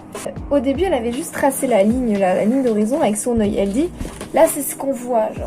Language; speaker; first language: French; native; French